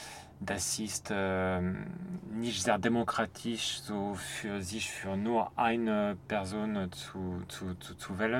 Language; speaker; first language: German; non-native, fluent; French